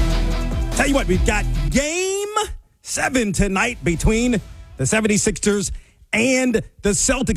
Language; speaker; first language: English; native; English